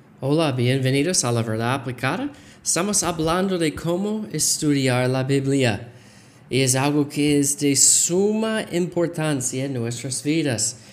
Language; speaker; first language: Spanish; non-native, fluent; English